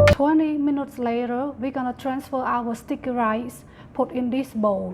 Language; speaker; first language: English; non-native, fluent; Khmer